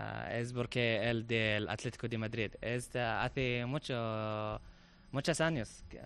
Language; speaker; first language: Spanish; non-native, learner; Arabic